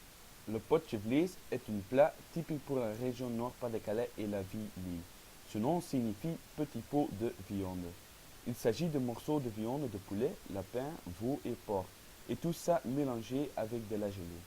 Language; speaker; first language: French; non-native, learner; Dutch